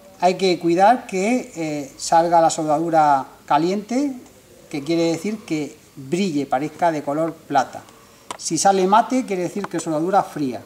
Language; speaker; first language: Spanish; native; Spanish